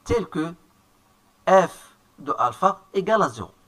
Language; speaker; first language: French; non-native, local second language; Arabic